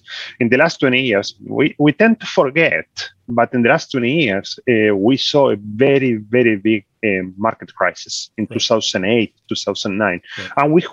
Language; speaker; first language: English; non-native, fluent; Spanish